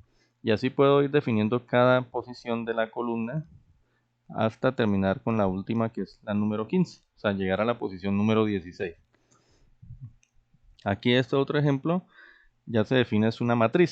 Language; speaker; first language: Spanish; native; Spanish